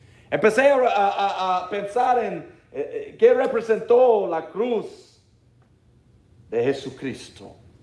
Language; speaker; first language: Spanish; non-native, learner; English